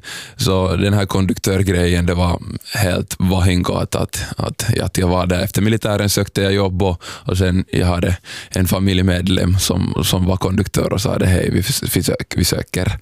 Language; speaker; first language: Swedish; non-native, local second language; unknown